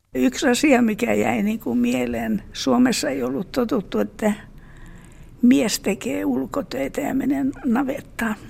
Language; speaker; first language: Finnish; native; Finnish